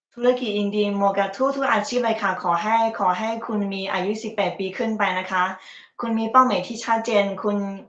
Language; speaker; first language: Thai; early bilingual, other home language; Chinese